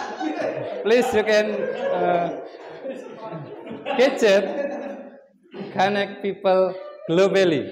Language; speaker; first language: English; non-native, learner; Indonesian